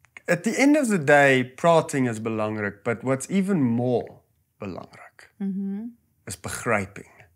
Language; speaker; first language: English; non-native, local second language; Afrikaans